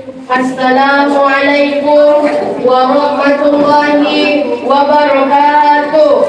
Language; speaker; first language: Arabic; non-native, learner; Indonesian